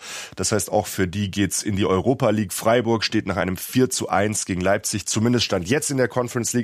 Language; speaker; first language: German; native; German